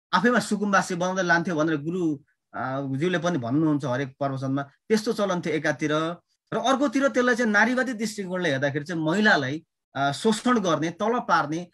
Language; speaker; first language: Nepali; non-native, local second language; Limbu